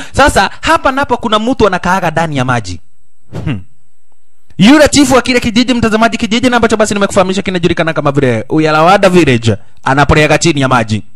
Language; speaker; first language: Swahili; native; Swahili